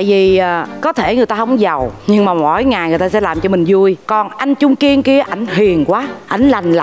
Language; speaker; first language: Vietnamese; native; Vietnamese